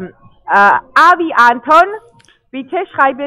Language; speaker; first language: German; non-native, fluent; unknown